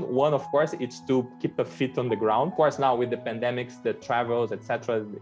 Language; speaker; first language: English; non-native, fluent; Portuguese